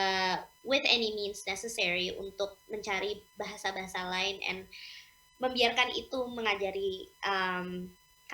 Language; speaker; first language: Indonesian; non-native, local second language; English